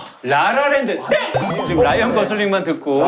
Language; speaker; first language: Korean; native; Korean